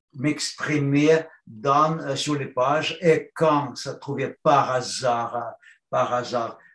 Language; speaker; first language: French; non-native, fluent; Russian